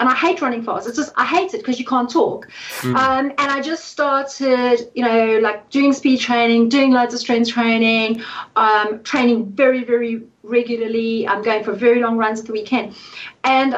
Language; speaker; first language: English; native; English